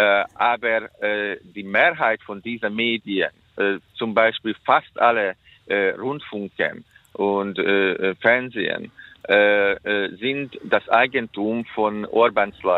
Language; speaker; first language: German; non-native, fluent; Hungarian